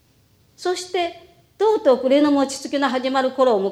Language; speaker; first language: Japanese; native; Japanese